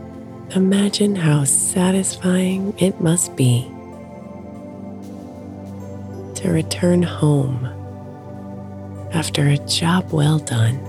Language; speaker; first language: English; native; English